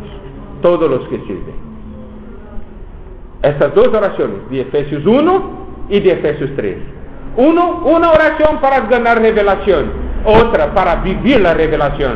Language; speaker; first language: Spanish; non-native, fluent; Portuguese